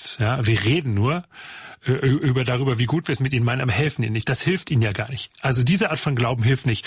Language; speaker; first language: German; native; German